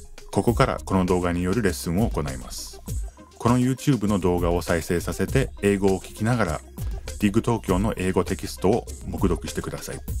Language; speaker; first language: Japanese; early bilingual, other home language; English